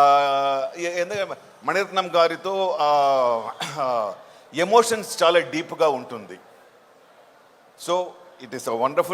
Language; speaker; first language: Telugu; non-native, fluent; Tamil